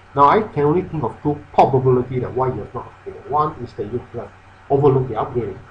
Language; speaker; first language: English; non-native, local second language; Chinese